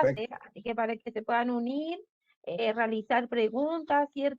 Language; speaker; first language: Spanish; native; Spanish